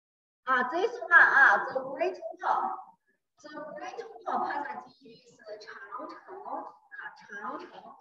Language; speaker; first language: English; non-native, learner; Chinese